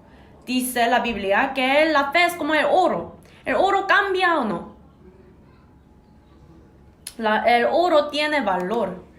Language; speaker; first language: Spanish; non-native, fluent; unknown